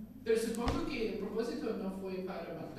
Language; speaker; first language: Spanish; non-native, learner; English